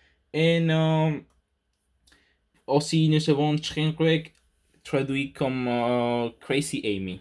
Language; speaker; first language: French; non-native, learner; Spanish